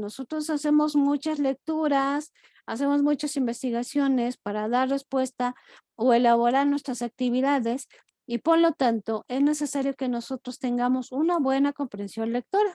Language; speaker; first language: Spanish; native; Spanish